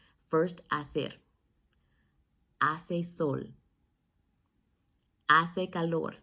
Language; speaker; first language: Spanish; non-native, fluent; English